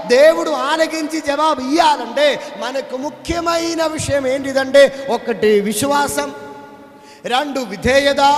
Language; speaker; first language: Telugu; non-native, fluent; Malayalam